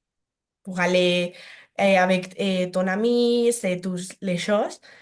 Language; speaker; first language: French; non-native, learner; Spanish